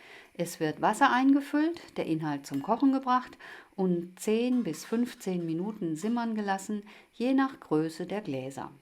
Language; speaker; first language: German; native; German